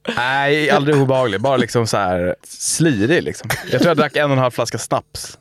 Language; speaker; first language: Swedish; native; Swedish